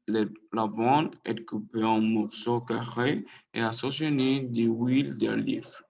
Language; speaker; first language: French; non-native, learner; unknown